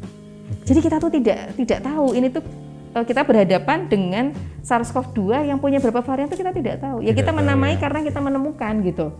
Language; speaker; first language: Indonesian; native; Indonesian